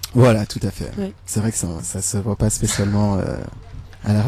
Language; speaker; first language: French; native; French